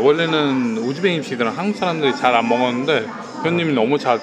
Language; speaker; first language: Korean; non-native, fluent; Uzbek